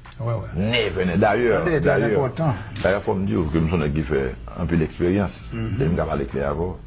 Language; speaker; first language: Haitian Creole; native; Haitian Creole